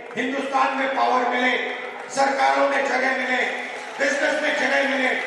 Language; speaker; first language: Hindi; native; Hindi